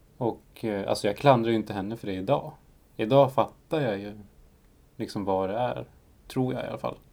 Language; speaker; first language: Swedish; early bilingual, other home language; Spanish